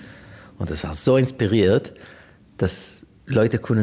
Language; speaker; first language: German; non-native, learner; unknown